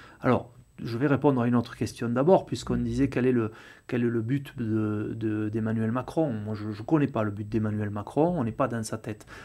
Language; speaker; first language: French; native; French